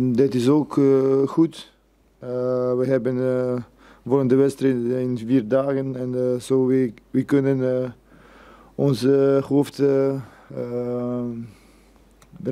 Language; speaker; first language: Dutch; non-native, fluent; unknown